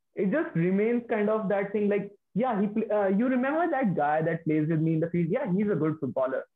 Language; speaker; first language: English; non-native, local second language; Hindi